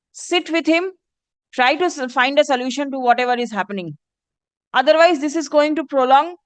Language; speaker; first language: English; non-native, local second language; Bangla